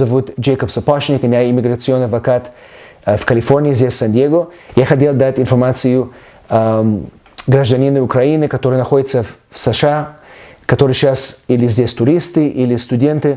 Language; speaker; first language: Russian; early bilingual, heritage; Russian